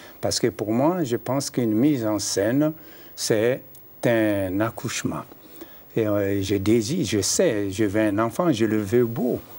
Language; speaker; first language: French; non-native, local second language; Mandingo